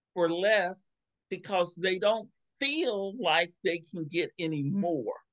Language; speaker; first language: English; native; English